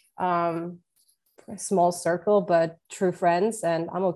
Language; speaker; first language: English; non-native, fluent; Portuguese